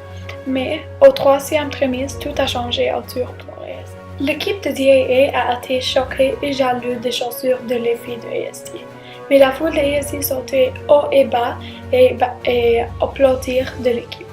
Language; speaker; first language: French; non-native, learner; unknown